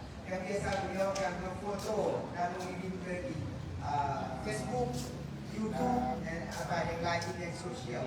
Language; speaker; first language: Indonesian; non-native, learner; Thai